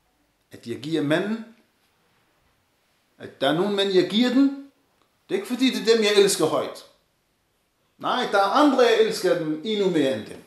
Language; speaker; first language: Danish; early bilingual, other home language; Arabic